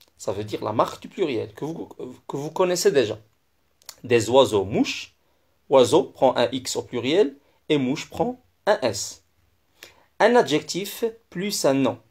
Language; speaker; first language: French; non-native, local second language; Arabic